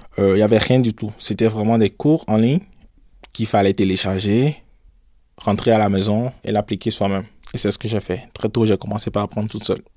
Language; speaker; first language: French; non-native, local second language; Fon